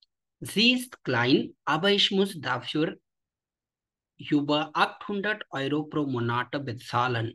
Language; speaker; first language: German; non-native, learner; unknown